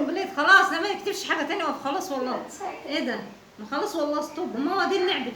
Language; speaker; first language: Egyptian Arabic; native; Egyptian Arabic